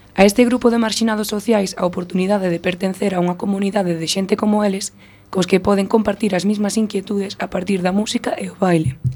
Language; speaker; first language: Galician; non-native, local second language; Spanish